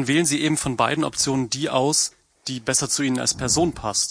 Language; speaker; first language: German; native; German